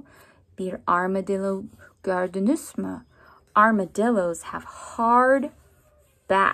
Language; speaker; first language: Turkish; non-native, learner; English